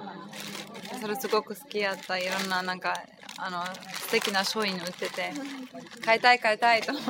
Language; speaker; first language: Japanese; non-native, fluent; German